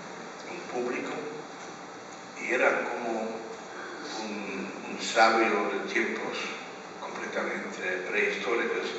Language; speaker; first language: Spanish; non-native, fluent; Dutch